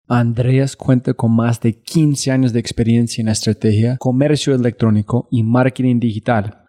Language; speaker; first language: Spanish; non-native, learner; English